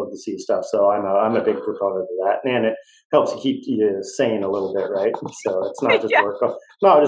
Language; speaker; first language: English; native; English